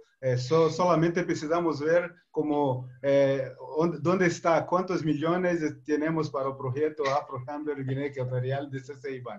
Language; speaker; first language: Spanish; non-native, fluent; Portuguese